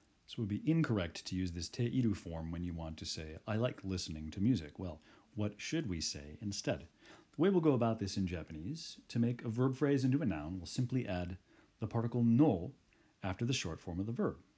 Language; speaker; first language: English; native; English